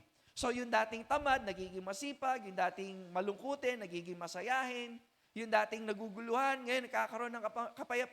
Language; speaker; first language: Filipino; native; Filipino